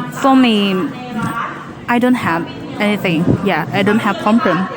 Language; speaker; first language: English; non-native, learner; Thai